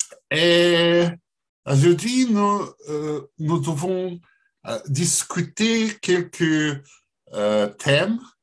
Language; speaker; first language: French; non-native, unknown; Russian